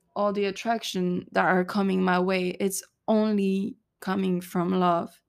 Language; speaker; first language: English; non-native, fluent; French